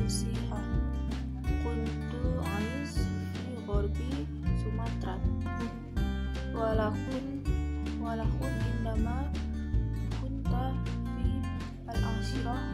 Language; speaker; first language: Arabic; non-native, learner; Indonesian